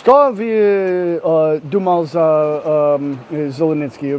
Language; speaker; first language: Russian; non-native, learner; English